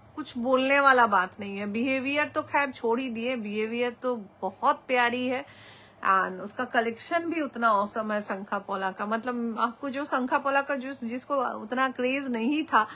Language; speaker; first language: Hindi; non-native, local second language; Bangla